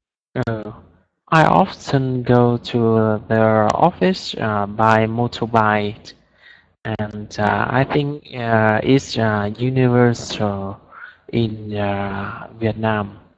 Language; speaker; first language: English; non-native, learner; Vietnamese